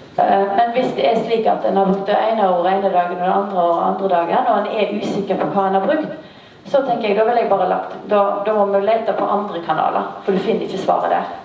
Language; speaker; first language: Norwegian; native; Norwegian